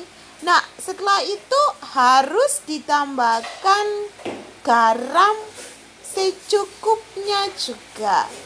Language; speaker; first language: Indonesian; non-native, fluent; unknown